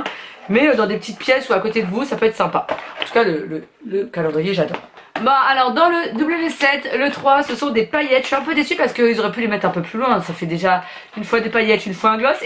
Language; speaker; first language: French; native; French